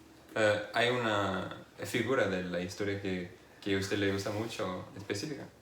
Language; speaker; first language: Spanish; non-native, fluent; English